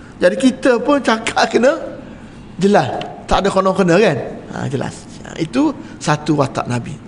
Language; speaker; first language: Malay; native; Malay